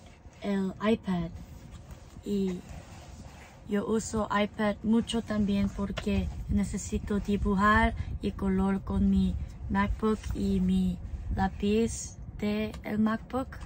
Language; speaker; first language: Spanish; non-native, learner; English